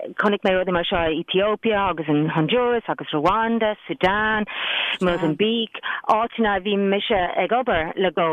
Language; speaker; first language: Irish; non-native, local second language; English